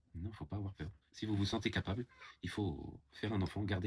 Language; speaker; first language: French; native; French